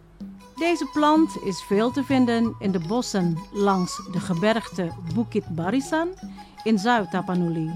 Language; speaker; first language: Dutch; non-native, fluent; Indonesian